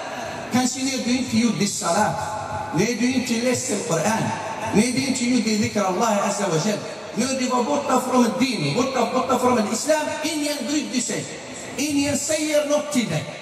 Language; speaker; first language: Swedish; non-native, fluent; Arabic